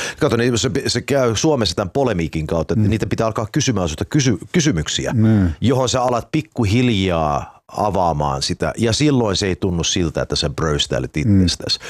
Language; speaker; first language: Finnish; early bilingual, heritage; Finnish